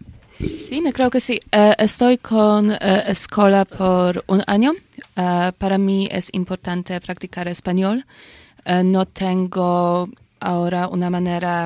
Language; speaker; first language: Spanish; non-native, learner; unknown